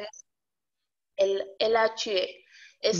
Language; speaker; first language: French; non-native, local second language; Wolof